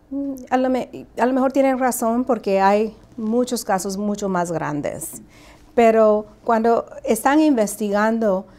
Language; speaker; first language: Spanish; early bilingual, heritage; Spanish